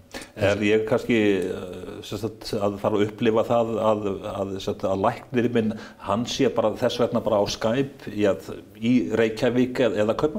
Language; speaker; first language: Icelandic; native; Icelandic